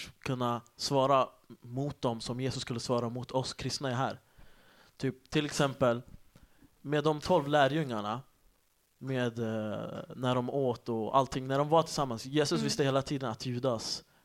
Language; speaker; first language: Swedish; early bilingual, other home language; Tigrinya